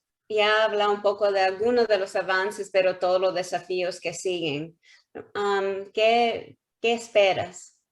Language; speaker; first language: Spanish; early bilingual, heritage; Spanish